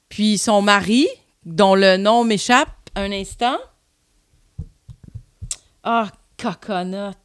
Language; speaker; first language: French; native; French